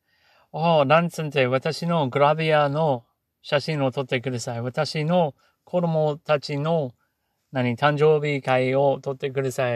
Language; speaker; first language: Japanese; non-native, learner; English